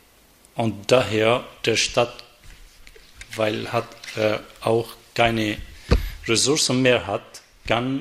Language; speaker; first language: German; non-native, fluent; Arabic